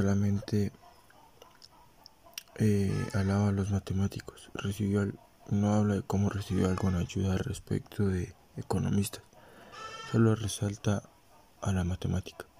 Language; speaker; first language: Spanish; native; Spanish